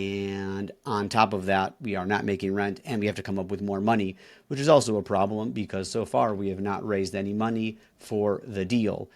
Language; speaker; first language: English; native; English